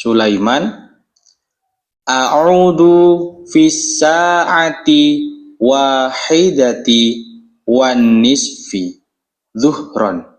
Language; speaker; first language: Arabic; non-native, learner; Indonesian